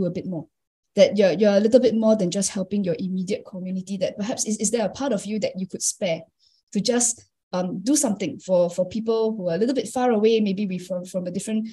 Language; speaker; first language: English; native; English